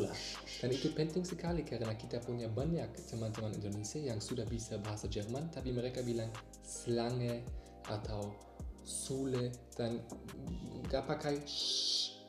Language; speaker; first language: Indonesian; non-native, learner; German